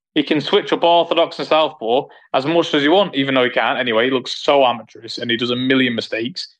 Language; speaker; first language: English; native; English